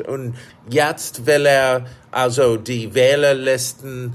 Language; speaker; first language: German; non-native, fluent; English